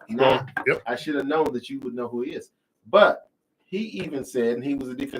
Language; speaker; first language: English; native; English